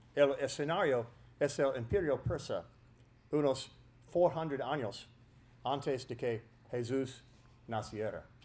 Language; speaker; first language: Spanish; non-native, learner; English